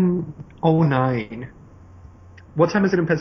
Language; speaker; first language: English; non-native, fluent; Spanish